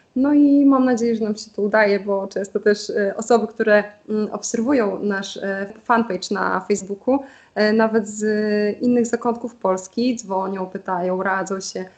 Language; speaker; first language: Polish; native; Polish